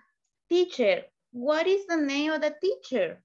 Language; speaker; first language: English; non-native, learner; Spanish